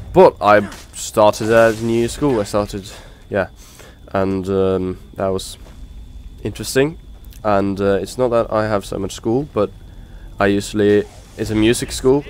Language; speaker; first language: English; non-native, fluent; Norwegian